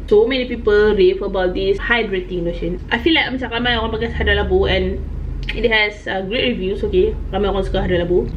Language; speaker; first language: English; non-native, local second language; Malay